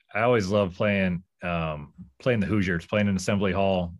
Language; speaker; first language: English; native; English